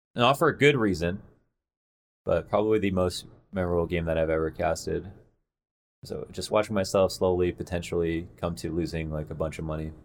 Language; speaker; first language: English; native; English